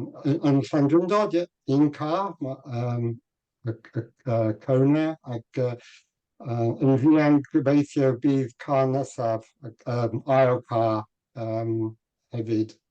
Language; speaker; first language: Welsh; non-native, learner; English